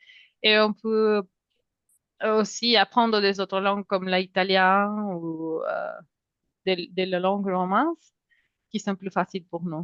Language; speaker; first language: French; non-native, fluent; Spanish